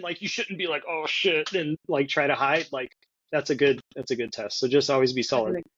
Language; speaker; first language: English; native; English